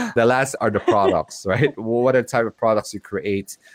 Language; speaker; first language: English; non-native, local second language; Filipino